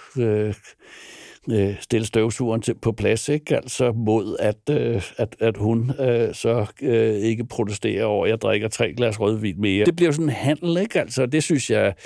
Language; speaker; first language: Danish; native; Danish